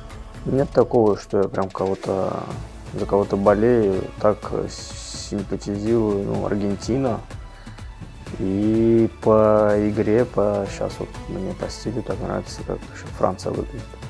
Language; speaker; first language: Russian; native; Russian